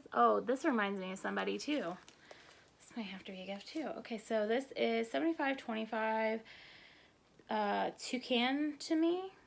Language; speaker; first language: English; native; English